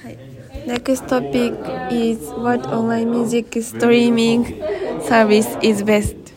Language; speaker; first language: English; non-native, learner; Japanese